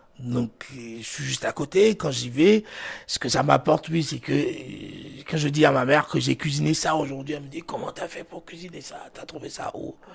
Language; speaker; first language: French; non-native, local second language; Fon